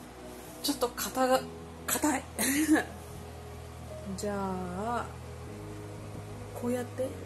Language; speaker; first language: Japanese; non-native, learner; Filipino